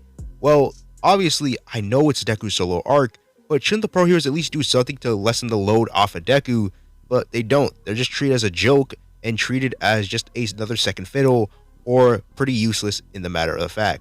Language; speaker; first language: English; native; English